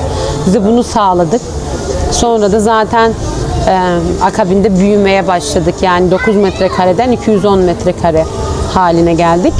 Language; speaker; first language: Turkish; early bilingual, heritage; Turkish